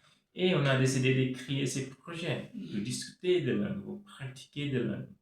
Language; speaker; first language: French; non-native, fluent; Portuguese